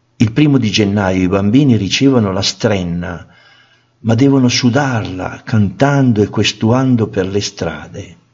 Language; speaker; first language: Italian; native; Italian